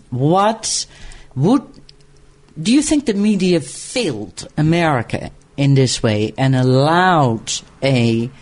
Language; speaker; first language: English; non-native, fluent; Dutch